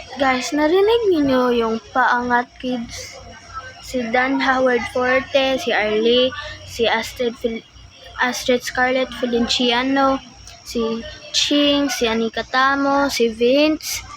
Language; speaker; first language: Filipino; non-native, local second language; Cebuano